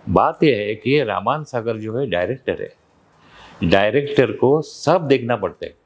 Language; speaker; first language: Hindi; non-native, local second language; Marathi